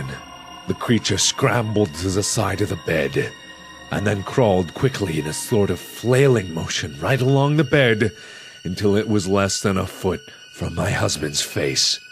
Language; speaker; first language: English; native; English